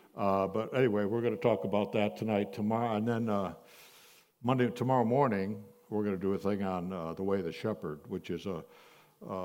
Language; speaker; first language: English; native; English